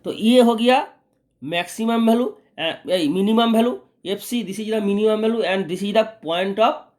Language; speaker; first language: Hindi; non-native, local second language; Bangla